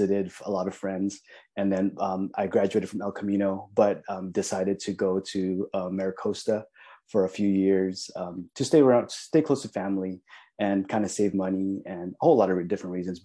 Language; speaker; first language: English; early bilingual, other home language; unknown